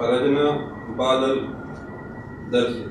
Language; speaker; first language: Arabic; non-native, learner; Urdu